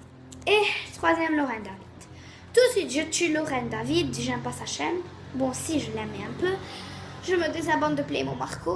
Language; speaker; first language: French; native; French